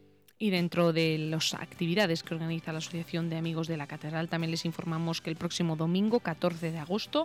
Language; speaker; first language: Spanish; native; Spanish